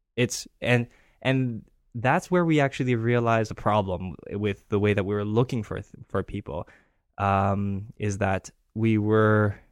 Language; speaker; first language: English; early bilingual, other home language; Greek